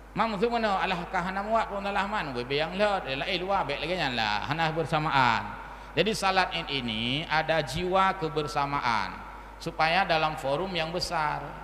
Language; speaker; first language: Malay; non-native, local second language; Achinese